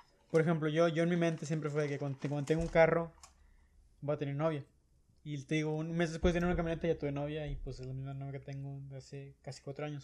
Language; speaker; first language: Spanish; native; Spanish